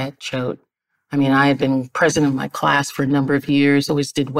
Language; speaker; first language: English; native; English